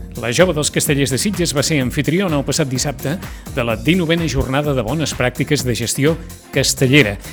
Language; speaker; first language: Catalan; native; Catalan